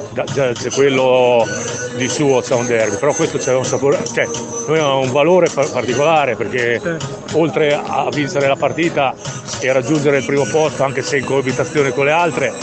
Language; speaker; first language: Italian; native; Italian